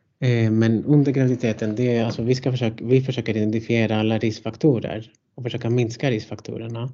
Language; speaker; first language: Swedish; non-native, fluent; Greek